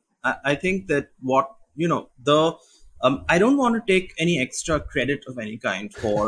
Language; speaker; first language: English; non-native, local second language; Bangla